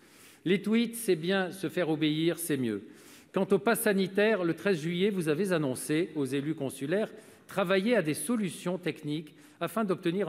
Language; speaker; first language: French; native; French